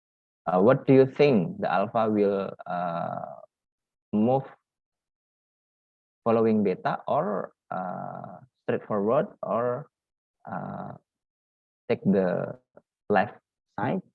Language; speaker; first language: English; non-native, learner; Indonesian